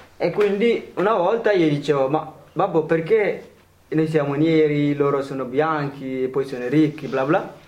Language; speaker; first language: Italian; non-native, fluent; Tigrinya